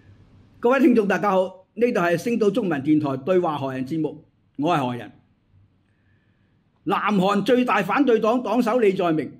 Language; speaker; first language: Chinese; native; Chinese